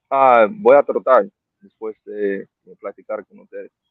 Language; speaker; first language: Spanish; non-native, fluent; English